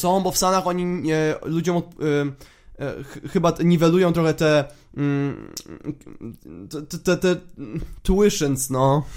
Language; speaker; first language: Polish; native; Polish